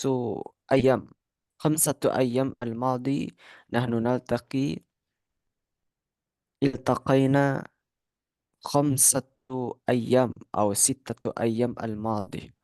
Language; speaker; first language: Arabic; non-native, fluent; Indonesian